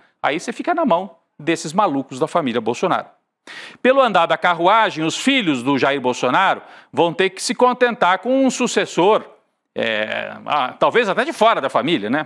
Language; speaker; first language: Portuguese; native; Portuguese